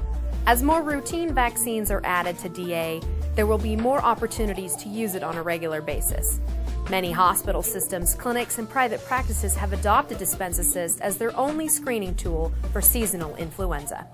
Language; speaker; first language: English; native; English